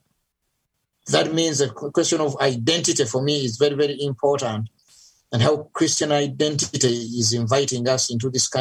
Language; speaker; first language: English; non-native, local second language; Ganda